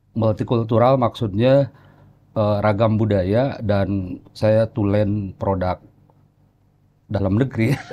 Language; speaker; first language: Indonesian; native; Indonesian